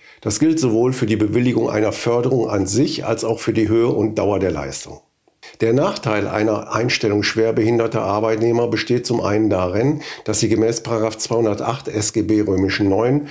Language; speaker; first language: German; native; German